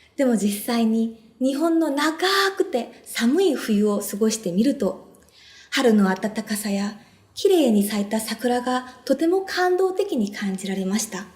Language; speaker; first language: Japanese; non-native, fluent; Korean